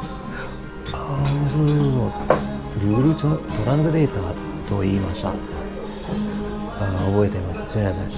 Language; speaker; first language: Japanese; non-native, learner; English